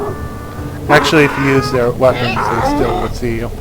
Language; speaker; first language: English; native; English